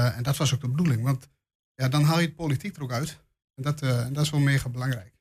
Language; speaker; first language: Dutch; native; Dutch